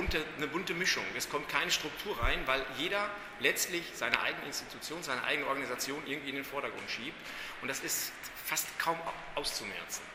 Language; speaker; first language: German; native; German